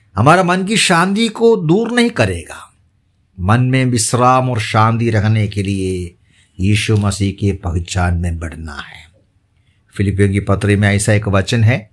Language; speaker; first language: Hindi; non-native, local second language; Malayalam